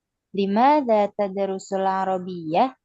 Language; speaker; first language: Arabic; non-native, learner; Indonesian